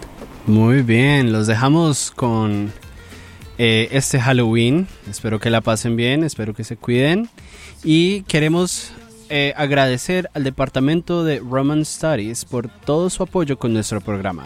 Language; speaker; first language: Spanish; native; Spanish